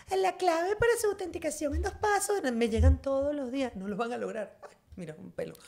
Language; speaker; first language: Spanish; native; Spanish